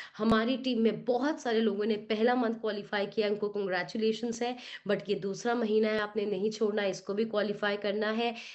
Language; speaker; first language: Hindi; non-native, local second language; Punjabi